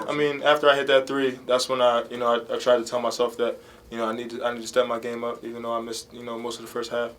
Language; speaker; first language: English; native; English